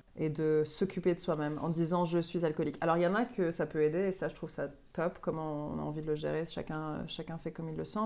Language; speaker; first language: French; native; French